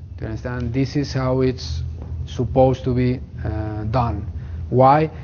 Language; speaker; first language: English; non-native, fluent; Spanish